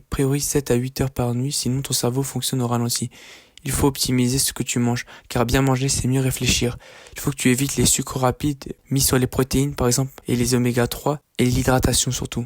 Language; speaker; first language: French; native; French